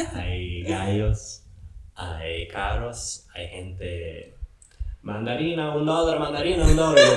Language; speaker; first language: Spanish; non-native, fluent; English